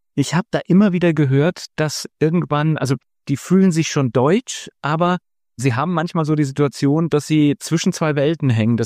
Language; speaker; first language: German; native; German